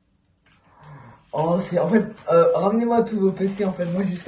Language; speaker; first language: French; native; French